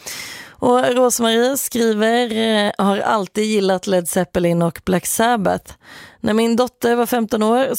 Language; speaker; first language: Swedish; native; Swedish